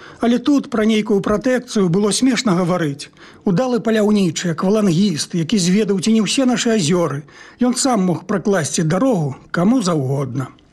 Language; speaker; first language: Belarusian; native; Belarusian